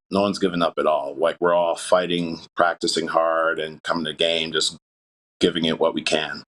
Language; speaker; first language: English; native; English